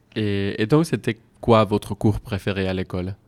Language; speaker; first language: French; non-native, fluent; Spanish